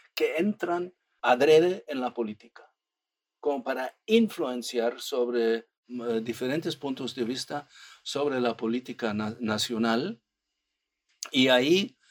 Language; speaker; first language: Spanish; non-native, fluent; German